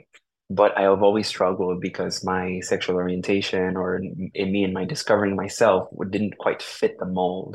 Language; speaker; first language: English; early bilingual, other home language; Spanish